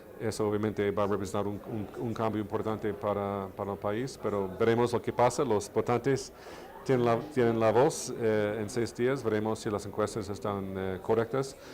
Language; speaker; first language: Spanish; non-native, fluent; English